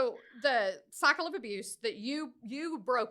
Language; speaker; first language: English; native; English